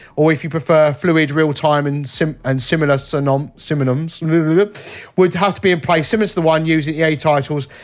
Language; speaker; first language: English; native; English